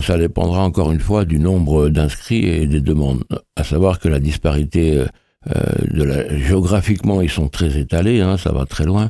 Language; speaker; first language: French; native; French